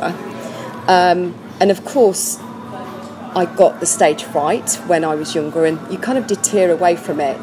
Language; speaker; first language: English; native; English